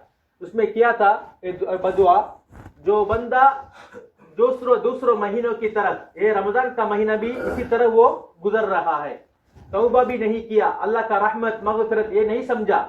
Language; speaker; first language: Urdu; non-native, local second language; Tamil